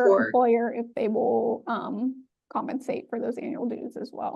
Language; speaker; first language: English; native; English